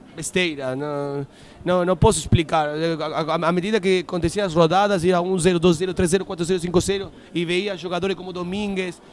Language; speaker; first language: Portuguese; non-native, learner; Spanish